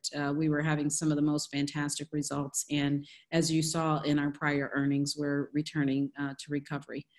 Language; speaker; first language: English; native; English